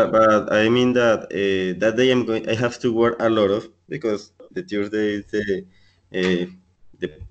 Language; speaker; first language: English; non-native, learner; Spanish